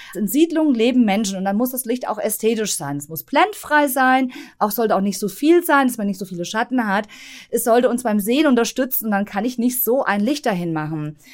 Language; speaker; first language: German; native; German